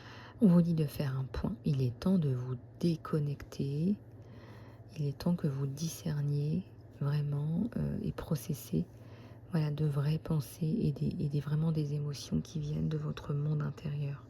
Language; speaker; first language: French; native; French